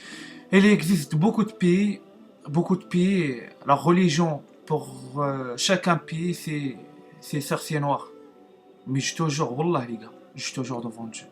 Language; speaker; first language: French; non-native, learner; Arabic